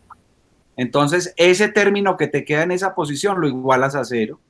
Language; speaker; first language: Spanish; native; Spanish